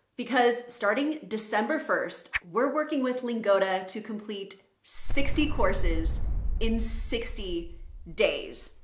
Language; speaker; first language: English; native; English